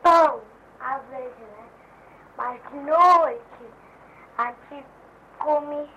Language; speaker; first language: Portuguese; early bilingual, heritage; Portuguese